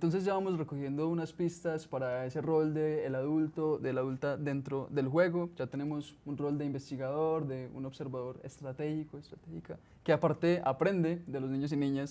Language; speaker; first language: Spanish; native; Spanish